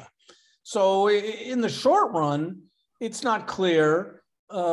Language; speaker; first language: English; native; English